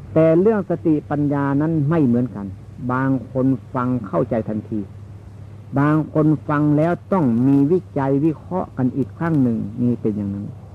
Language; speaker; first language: Thai; native; Thai